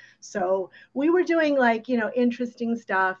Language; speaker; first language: English; early bilingual, other home language; Ukrainian